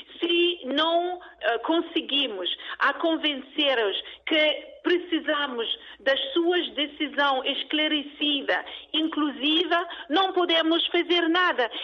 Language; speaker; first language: Portuguese; early bilingual, heritage; Portuguese